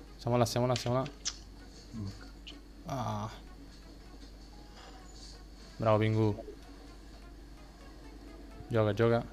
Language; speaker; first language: Italian; native; Italian